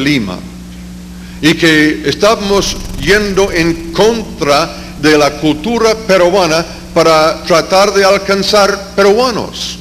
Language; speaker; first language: Spanish; non-native, fluent; English